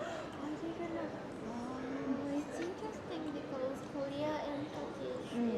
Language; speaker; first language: English; non-native, learner; Japanese